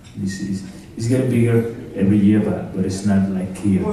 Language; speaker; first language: English; non-native, fluent; Spanish